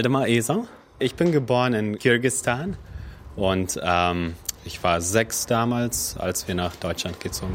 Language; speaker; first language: German; early bilingual, other home language; Russian